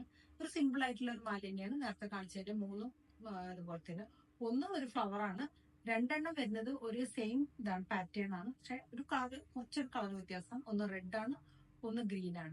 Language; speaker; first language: Malayalam; native; Malayalam